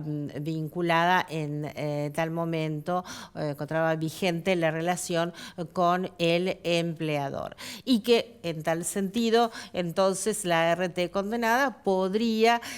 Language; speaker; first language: Spanish; native; Spanish